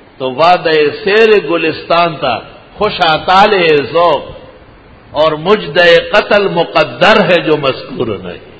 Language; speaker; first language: Urdu; non-native, local second language; Pashto